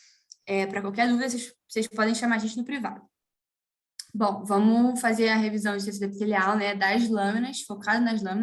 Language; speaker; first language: Portuguese; native; Portuguese